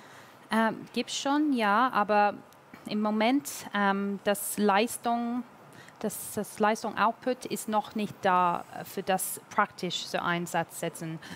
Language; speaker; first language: German; non-native, learner; English